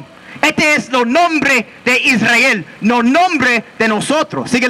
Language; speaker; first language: Spanish; non-native, learner; English